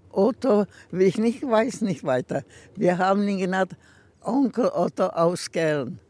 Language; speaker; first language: German; non-native, fluent; Czech